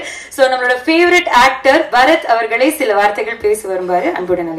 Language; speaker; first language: Tamil; native; Tamil